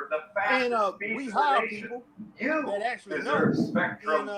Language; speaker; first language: English; native; English